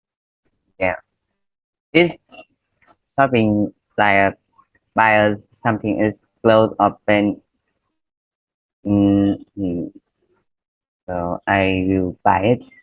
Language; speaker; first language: English; non-native, learner; Vietnamese